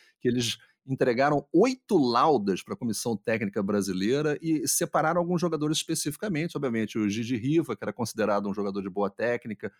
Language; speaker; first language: Portuguese; native; Portuguese